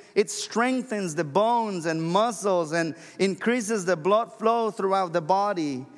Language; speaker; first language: English; non-native, fluent; Spanish